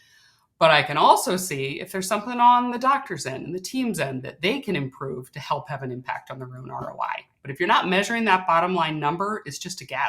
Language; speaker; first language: English; native; English